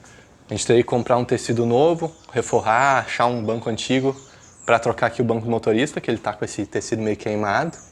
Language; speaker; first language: Portuguese; native; Portuguese